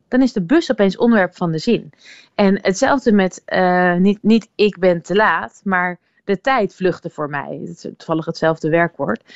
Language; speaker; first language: Dutch; native; Dutch